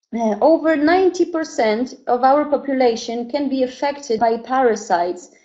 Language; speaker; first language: English; non-native, fluent; Polish